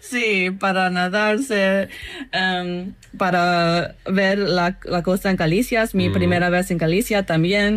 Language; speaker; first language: Spanish; non-native, learner; English